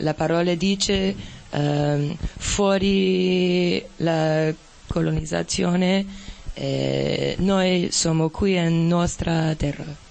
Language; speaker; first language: Italian; non-native, learner; English